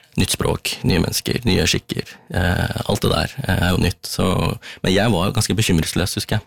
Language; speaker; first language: Norwegian; early bilingual, other home language; Tamil